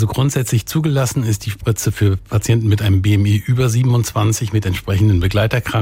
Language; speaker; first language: German; native; German